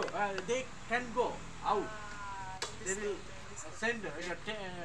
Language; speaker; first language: English; non-native, fluent; Sinhala